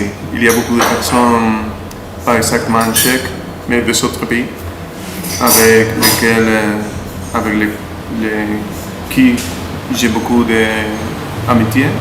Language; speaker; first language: French; non-native, learner; Spanish